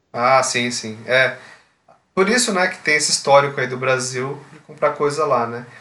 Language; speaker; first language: Portuguese; native; Portuguese